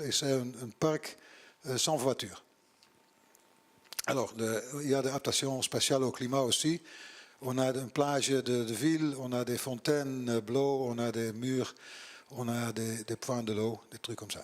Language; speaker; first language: French; non-native, learner; Dutch